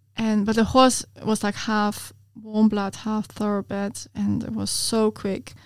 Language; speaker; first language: English; non-native, fluent; German